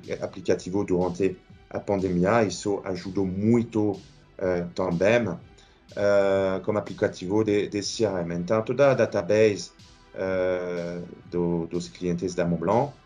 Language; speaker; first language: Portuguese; non-native, fluent; French